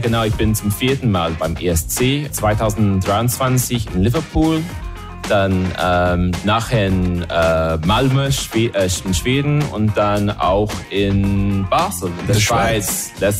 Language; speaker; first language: German; non-native, fluent; English